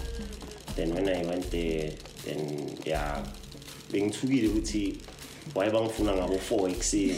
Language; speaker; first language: English; non-native, local second language; Zulu